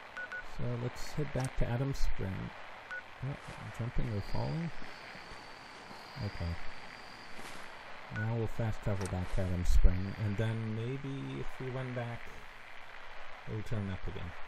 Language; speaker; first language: English; native; English